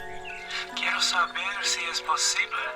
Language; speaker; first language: Spanish; non-native, learner; English